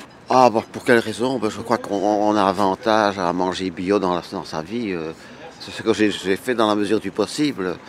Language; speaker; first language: French; native; French